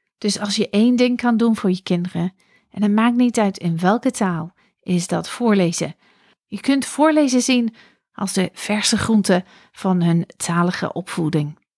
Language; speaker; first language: Dutch; non-native, fluent; English